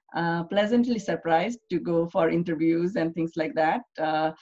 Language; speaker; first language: English; non-native, local second language; Bangla